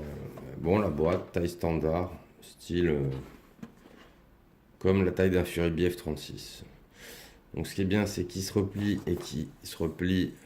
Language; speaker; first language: French; native; French